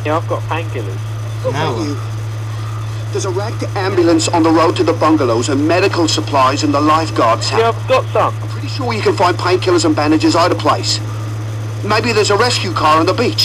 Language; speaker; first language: English; native; English